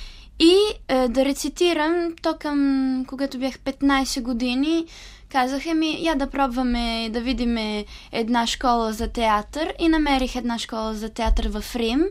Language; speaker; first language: Bulgarian; early bilingual, heritage; Italian